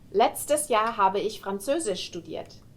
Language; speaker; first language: German; non-native, fluent; English